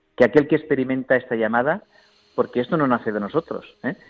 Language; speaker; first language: Spanish; native; Spanish